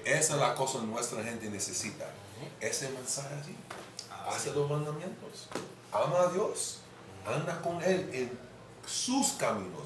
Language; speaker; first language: Spanish; non-native, fluent; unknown